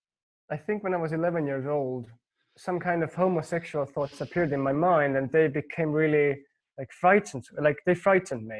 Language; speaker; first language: English; non-native, fluent; Estonian